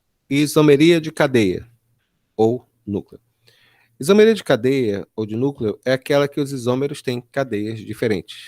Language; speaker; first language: Portuguese; native; Portuguese